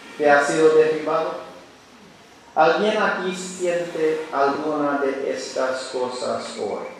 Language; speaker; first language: Spanish; non-native, learner; English